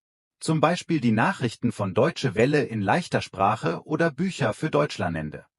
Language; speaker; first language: German; non-native, fluent; Vietnamese